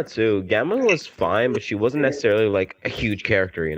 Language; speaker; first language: English; native; English